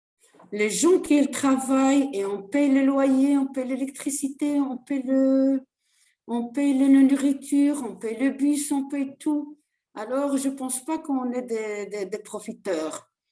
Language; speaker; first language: French; non-native, learner; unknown